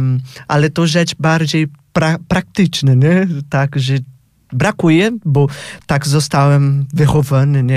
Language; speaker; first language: Polish; non-native, fluent; Portuguese